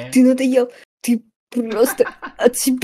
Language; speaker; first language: Russian; native; Russian